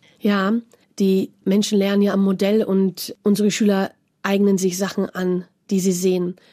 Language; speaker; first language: German; native; German